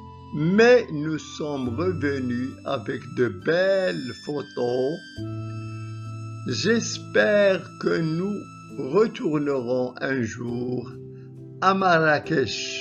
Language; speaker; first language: French; non-native, local second language; Arabic